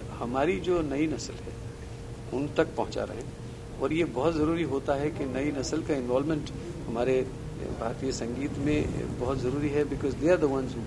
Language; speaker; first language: Hindi; non-native, local second language; Gujarati